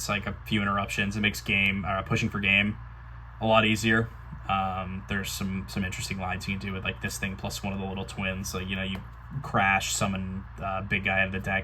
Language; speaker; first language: English; native; English